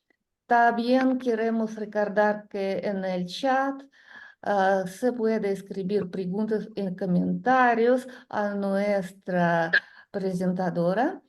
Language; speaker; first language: Spanish; non-native, learner; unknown